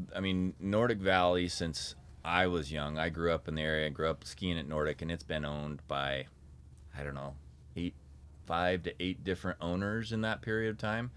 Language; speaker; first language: English; native; English